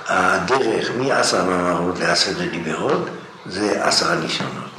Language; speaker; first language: Hebrew; non-native, fluent; French